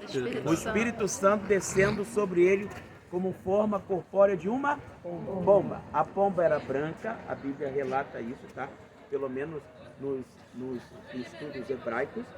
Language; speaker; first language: Portuguese; native; Portuguese